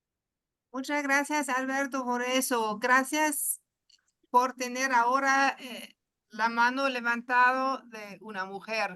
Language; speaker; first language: Spanish; non-native, fluent; German